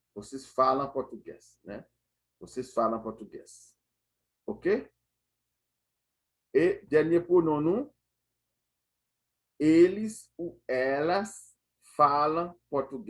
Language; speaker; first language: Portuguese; non-native, fluent; Haitian Creole